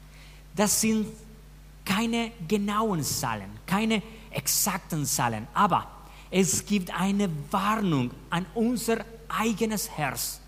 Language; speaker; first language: German; non-native, fluent; Spanish